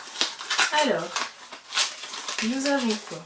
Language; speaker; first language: French; native; French